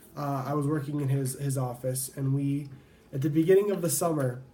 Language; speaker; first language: English; native; English